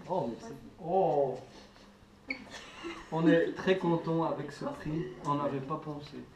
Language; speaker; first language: French; non-native, learner; Dutch